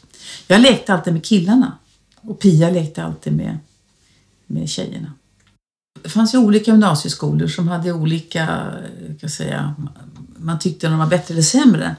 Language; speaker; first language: Swedish; native; Swedish